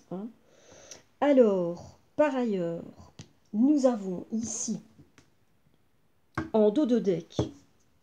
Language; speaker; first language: French; native; French